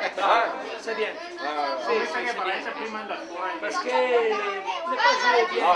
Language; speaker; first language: French; non-native, learner; Italian